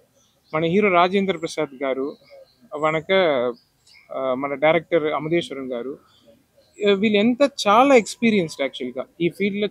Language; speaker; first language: Telugu; non-native, local second language; Tamil